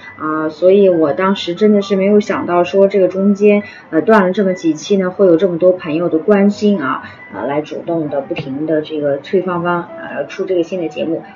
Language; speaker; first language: Chinese; non-native, local second language; Uyghur